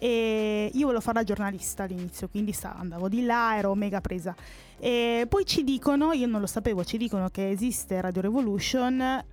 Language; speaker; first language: Italian; early bilingual, other home language; Spanish